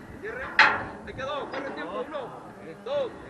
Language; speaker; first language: Spanish; native; Spanish